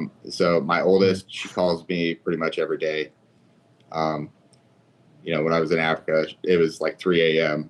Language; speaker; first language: English; native; English